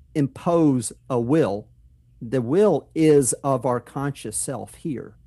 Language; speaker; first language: English; native; English